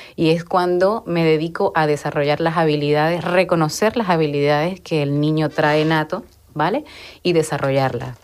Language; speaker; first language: Spanish; native; Spanish